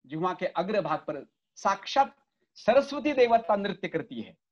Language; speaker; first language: Hindi; non-native, local second language; Marathi